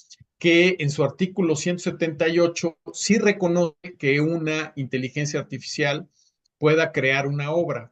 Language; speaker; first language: Spanish; native; Spanish